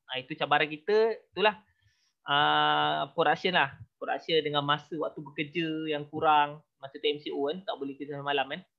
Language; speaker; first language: Malay; native; Malay